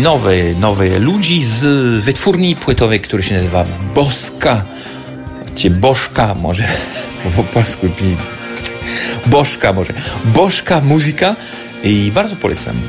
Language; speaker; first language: Polish; non-native, learner; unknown